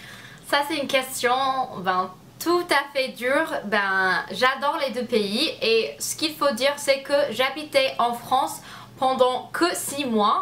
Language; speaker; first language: French; non-native, learner; English